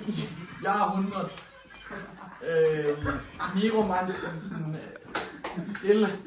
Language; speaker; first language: German; non-native, learner; Danish